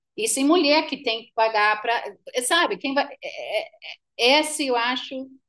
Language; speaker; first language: Portuguese; non-native, fluent; English